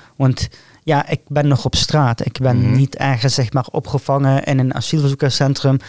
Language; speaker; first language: Dutch; non-native, fluent; Arabic